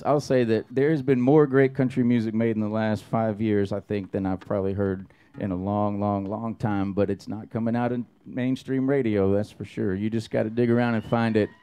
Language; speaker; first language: English; native; English